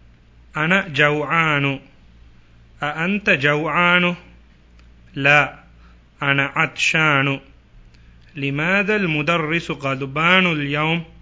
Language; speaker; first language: Arabic; non-native, learner; Divehi